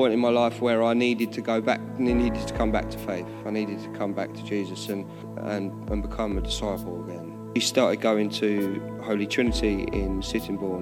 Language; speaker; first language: English; native; English